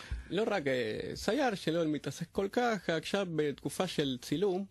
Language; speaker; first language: Hebrew; non-native, fluent; Spanish